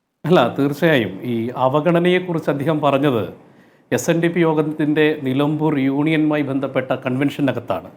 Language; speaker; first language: Malayalam; native; Malayalam